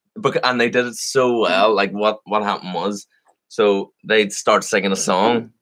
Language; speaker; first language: English; native; English